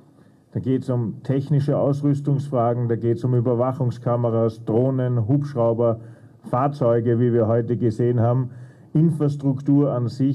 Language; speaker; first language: German; native; German